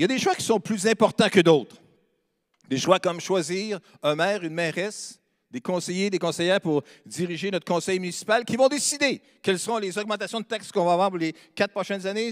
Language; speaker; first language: French; native; French